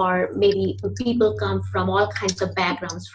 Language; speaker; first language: English; non-native, local second language; Bangla